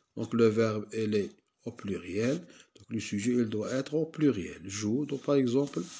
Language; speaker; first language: French; non-native, local second language; Arabic